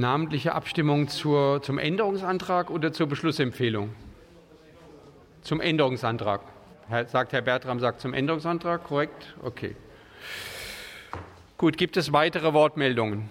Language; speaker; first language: German; native; German